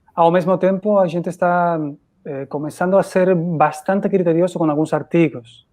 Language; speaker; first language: Portuguese; non-native, fluent; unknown